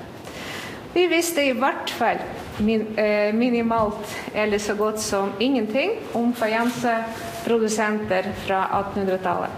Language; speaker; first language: Norwegian; non-native, fluent; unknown